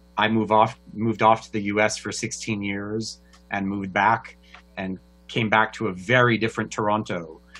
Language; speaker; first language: English; native; English